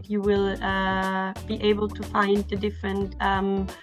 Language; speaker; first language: English; non-native, fluent; German